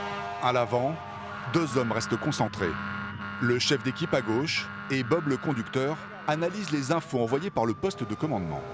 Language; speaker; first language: French; native; French